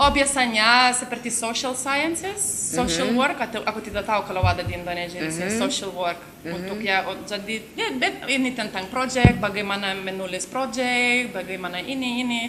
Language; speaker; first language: Indonesian; non-native, learner; Lithuanian